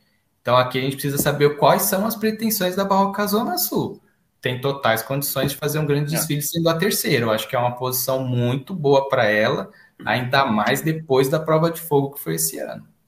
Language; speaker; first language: Portuguese; native; Portuguese